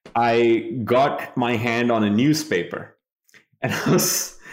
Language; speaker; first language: English; non-native, local second language; Bangla